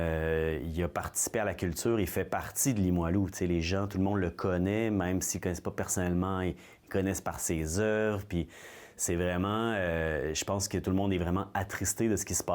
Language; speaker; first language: French; native; French